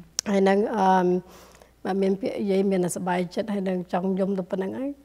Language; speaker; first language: Khmer; early bilingual, heritage; Khmer